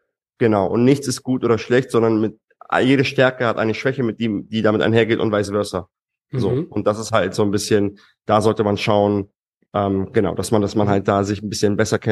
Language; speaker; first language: German; native; German